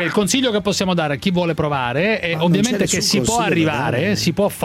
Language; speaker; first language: Italian; native; Italian